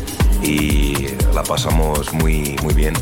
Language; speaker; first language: Spanish; non-native, learner; French